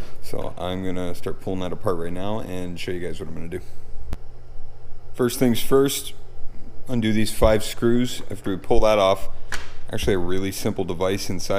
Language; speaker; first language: English; native; English